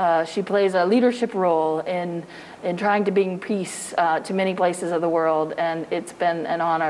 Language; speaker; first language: English; native; English